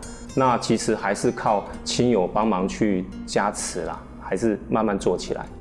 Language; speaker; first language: Chinese; native; Chinese